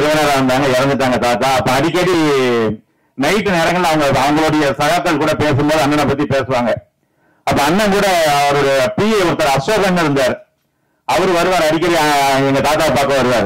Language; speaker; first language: Tamil; native; Tamil